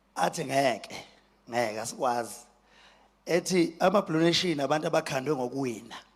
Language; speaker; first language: Zulu; native; Zulu